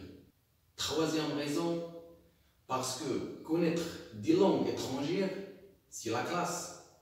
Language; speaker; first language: French; non-native, local second language; Arabic